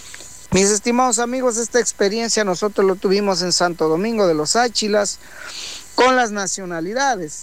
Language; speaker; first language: Spanish; native; Spanish